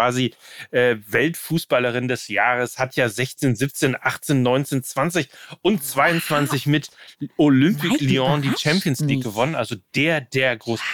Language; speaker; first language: German; native; German